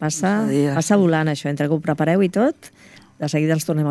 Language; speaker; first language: Catalan; native; Catalan